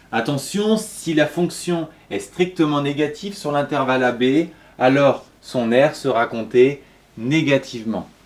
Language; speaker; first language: French; native; French